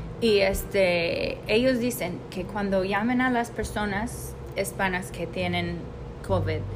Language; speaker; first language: Spanish; non-native, fluent; English